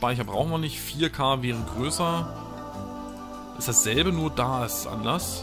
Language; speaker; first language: German; native; German